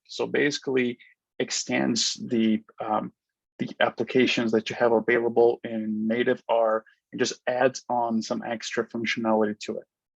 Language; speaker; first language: English; non-native, fluent; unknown